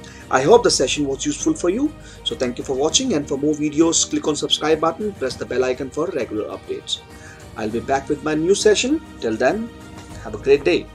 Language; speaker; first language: English; non-native, local second language; Hindi